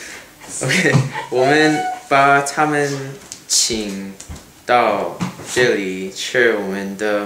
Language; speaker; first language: Chinese; non-native, learner; English